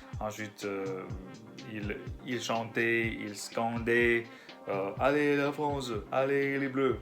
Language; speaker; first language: French; non-native, learner; Russian